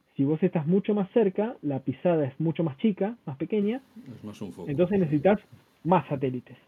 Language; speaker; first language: Spanish; native; Spanish